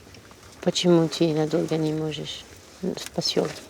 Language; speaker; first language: Russian; non-native, learner; French